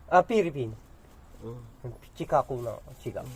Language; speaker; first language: Japanese; non-native, learner; Filipino